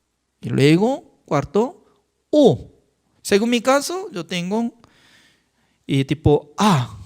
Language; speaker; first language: Spanish; non-native, fluent; Korean